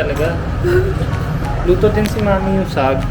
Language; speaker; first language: Filipino; non-native, learner; Punjabi